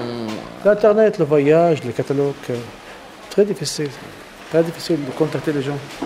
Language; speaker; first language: French; non-native, learner; Arabic